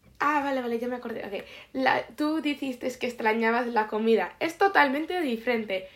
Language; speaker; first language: Spanish; early bilingual, heritage; Spanish